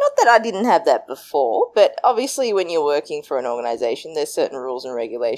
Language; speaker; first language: English; native; English